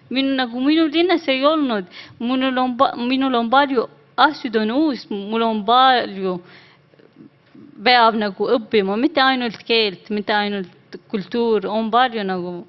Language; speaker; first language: Estonian; non-native, learner; Arabic